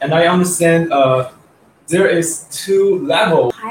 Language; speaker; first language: English; non-native, learner; Chinese